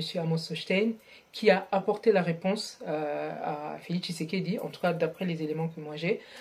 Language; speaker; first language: French; non-native, local second language; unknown